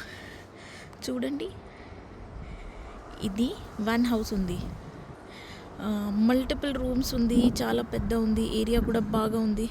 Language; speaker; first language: Telugu; non-native, learner; Marathi